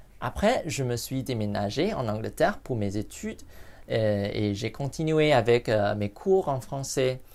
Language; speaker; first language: French; non-native, fluent; English